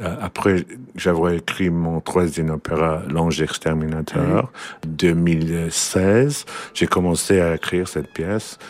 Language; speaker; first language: French; non-native, learner; English